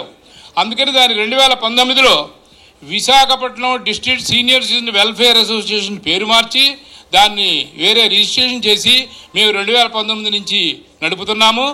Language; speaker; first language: Telugu; native; Telugu